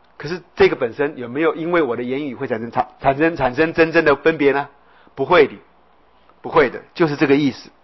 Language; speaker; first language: Chinese; native; Chinese